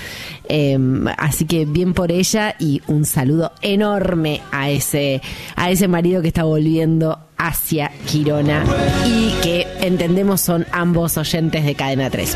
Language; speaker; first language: Spanish; native; Spanish